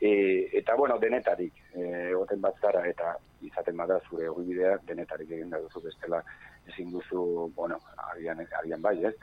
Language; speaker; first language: Basque; non-native, local second language; Spanish